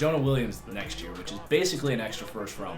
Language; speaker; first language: English; native; English